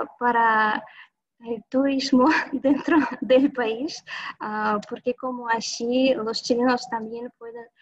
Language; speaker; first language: Spanish; non-native, fluent; Russian